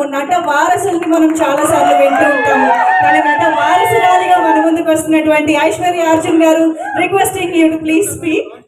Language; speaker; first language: Telugu; native; Telugu